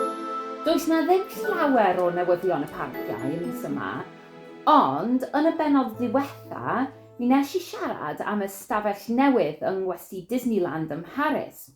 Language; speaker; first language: Welsh; non-native, fluent; English